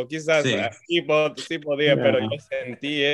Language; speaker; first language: Spanish; non-native, fluent; English